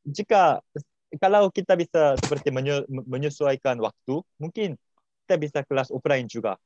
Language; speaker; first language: Indonesian; non-native, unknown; Korean